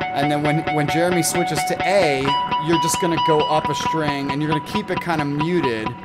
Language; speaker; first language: English; native; English